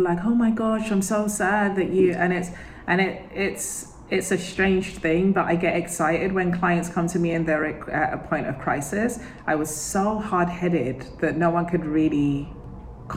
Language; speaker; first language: English; native; English